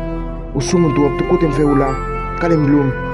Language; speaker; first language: French; non-native, learner; Haitian Creole